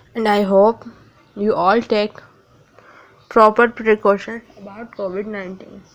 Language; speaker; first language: English; non-native, local second language; Urdu